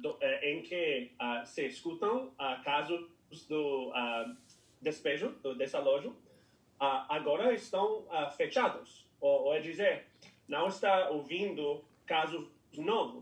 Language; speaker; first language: Portuguese; non-native, fluent; English